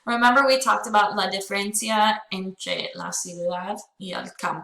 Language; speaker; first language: Spanish; non-native, fluent; English